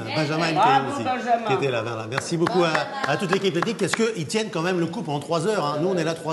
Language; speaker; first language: French; native; French